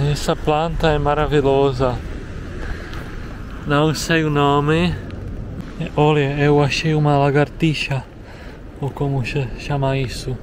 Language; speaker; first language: Portuguese; non-native, fluent; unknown